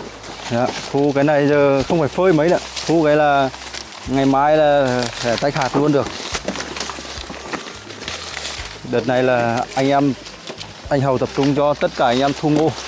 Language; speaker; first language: Vietnamese; native; Vietnamese